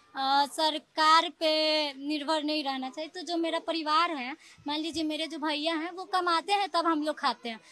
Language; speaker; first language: Hindi; native; Hindi